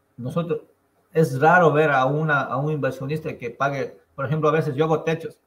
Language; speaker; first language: Spanish; native; Spanish